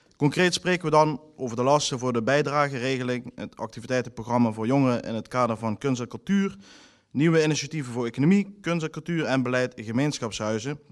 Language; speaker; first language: Dutch; native; Dutch